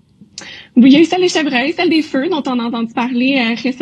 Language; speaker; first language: French; native; French